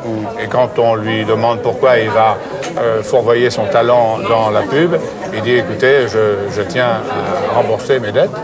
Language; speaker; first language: French; native; French